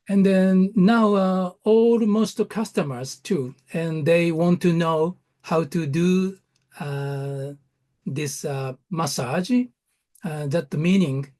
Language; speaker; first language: English; non-native, learner; Japanese